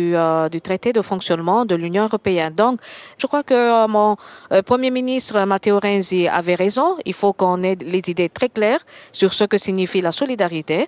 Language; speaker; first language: French; native; French